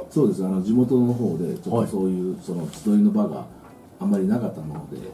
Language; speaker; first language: Japanese; native; Japanese